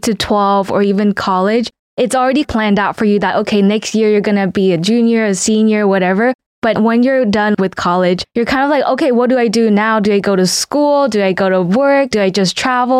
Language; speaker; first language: English; non-native, fluent; Vietnamese